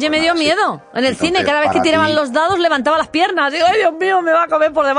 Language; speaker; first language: Spanish; non-native, local second language; Catalan